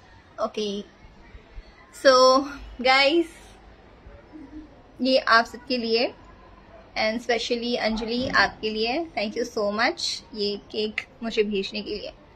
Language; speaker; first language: Hindi; native; Hindi